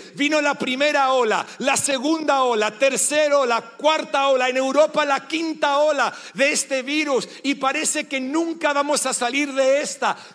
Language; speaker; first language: Spanish; non-native, fluent; English